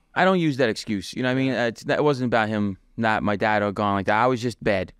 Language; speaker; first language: English; native; English